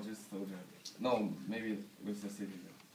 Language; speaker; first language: English; non-native, learner; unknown